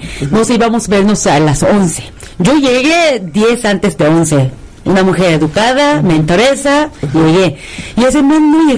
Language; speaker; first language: Spanish; non-native, fluent; Korean